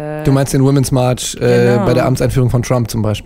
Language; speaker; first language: German; native; German